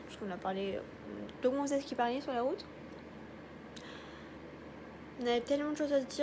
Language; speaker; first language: French; native; French